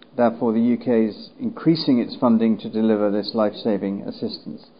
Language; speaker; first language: English; native; English